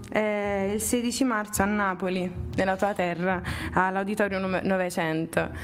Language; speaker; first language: Italian; native; Italian